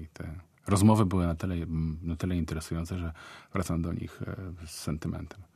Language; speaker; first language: Polish; native; Polish